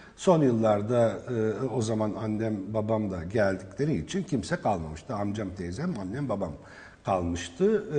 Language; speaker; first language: Turkish; non-native, local second language; Arabic